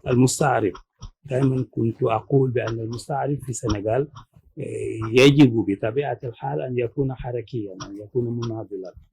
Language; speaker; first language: Arabic; non-native, fluent; Wolof